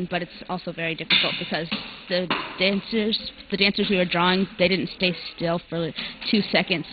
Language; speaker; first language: English; native; English